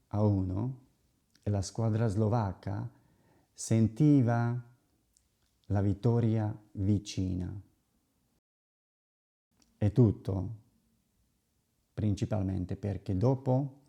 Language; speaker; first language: Italian; non-native, fluent; Slovak